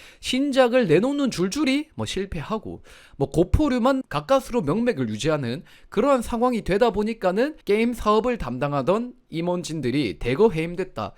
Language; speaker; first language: Korean; native; Korean